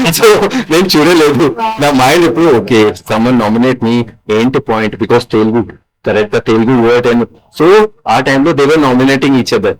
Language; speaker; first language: Telugu; non-native, learner; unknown